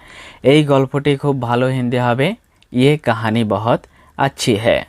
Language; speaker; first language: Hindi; non-native, fluent; Bangla